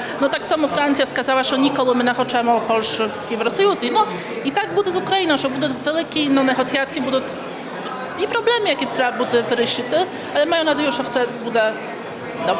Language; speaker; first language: Polish; non-native, learner; Ukrainian